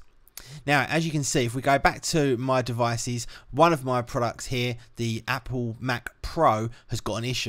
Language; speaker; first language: English; native; English